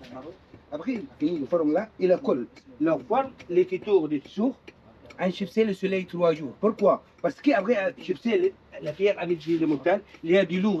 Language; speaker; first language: French; non-native, learner; Arabic